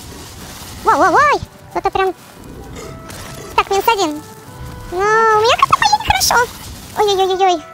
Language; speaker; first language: Russian; native; Russian